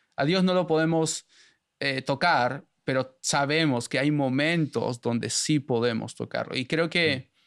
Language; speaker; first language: Spanish; native; Spanish